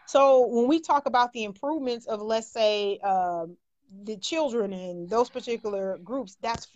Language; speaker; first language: English; native; English